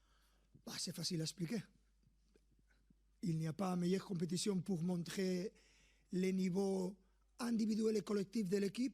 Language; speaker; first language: French; non-native, fluent; Spanish